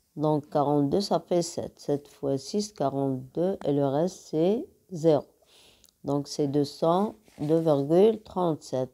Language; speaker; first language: French; non-native, local second language; Arabic